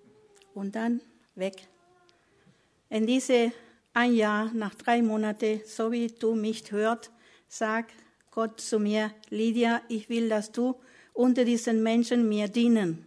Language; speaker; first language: German; non-native, learner; Spanish